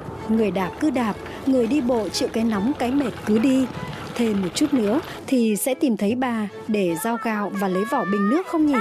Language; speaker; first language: Vietnamese; native; Vietnamese